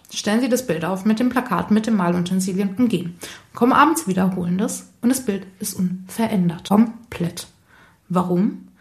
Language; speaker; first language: German; early bilingual, other home language; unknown